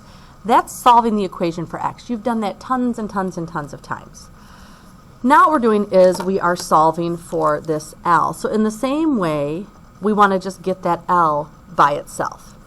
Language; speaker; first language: English; native; English